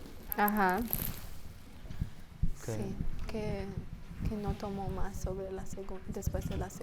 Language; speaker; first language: Spanish; non-native, fluent; English